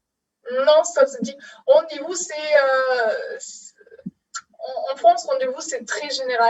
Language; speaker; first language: French; non-native, fluent; German